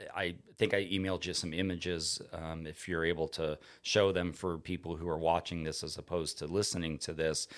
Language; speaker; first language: English; native; English